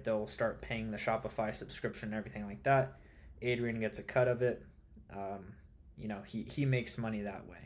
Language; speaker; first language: English; native; English